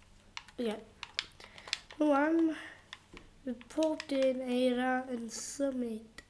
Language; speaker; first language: Welsh; non-native, local second language; English